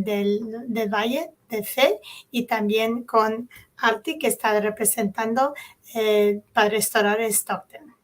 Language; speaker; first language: Spanish; early bilingual, heritage; Spanish